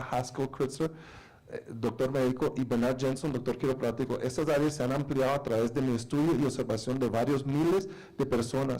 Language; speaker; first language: Spanish; native; Spanish